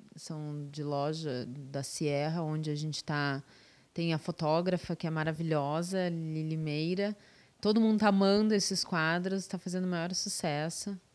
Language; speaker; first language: Portuguese; native; Portuguese